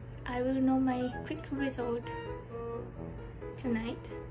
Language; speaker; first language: English; non-native, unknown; Japanese